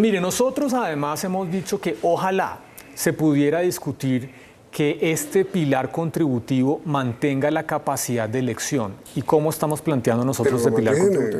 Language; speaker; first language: Spanish; native; Spanish